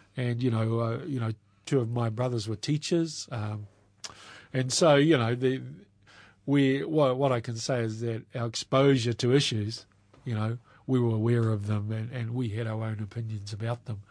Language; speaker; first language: English; native; English